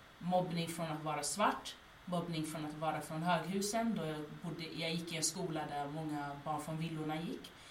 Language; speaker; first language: Swedish; early bilingual, other home language; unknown